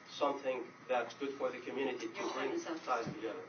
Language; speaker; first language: English; non-native, fluent; Arabic